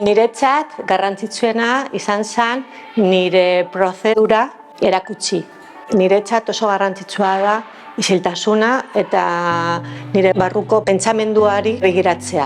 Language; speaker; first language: Basque; non-native, local second language; Spanish